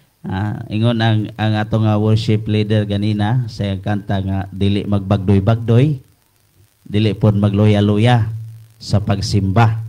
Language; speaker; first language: Cebuano; native; Cebuano